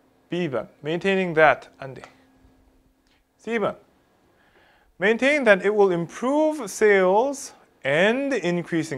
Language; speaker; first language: English; non-native, fluent; Korean